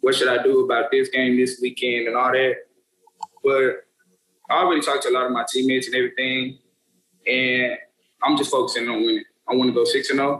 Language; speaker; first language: English; native; English